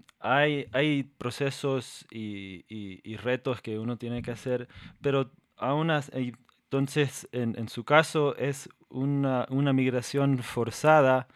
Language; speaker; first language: Spanish; non-native, fluent; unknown